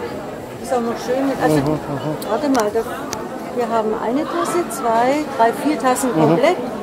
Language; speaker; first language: German; native; German